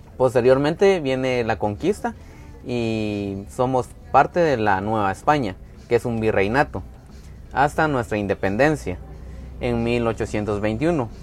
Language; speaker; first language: Spanish; native; Spanish